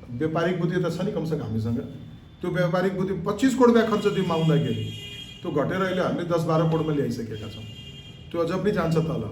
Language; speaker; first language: Nepali; non-native, local second language; Marwari